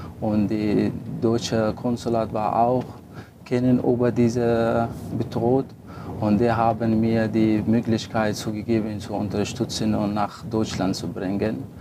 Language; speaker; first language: German; non-native, learner; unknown